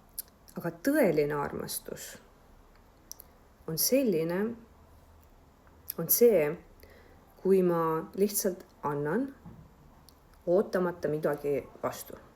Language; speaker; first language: Estonian; non-native, local second language; Russian